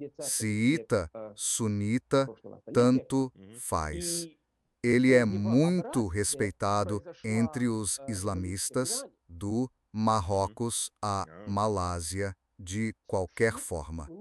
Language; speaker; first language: Portuguese; non-native, fluent; Serbian